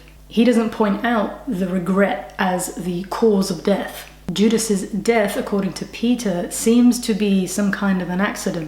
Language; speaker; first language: English; native; English